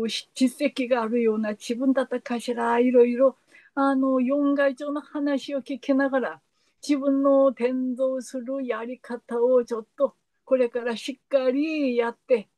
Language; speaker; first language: Japanese; non-native, fluent; Korean